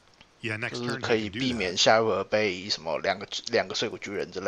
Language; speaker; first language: Chinese; native; Chinese